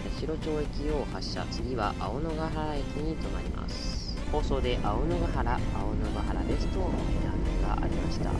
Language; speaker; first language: Japanese; native; Japanese